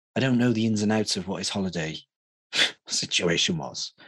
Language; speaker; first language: English; native; English